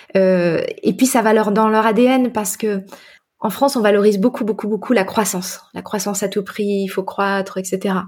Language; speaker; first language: French; native; French